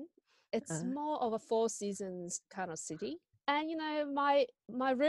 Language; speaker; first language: English; non-native, local second language; Cantonese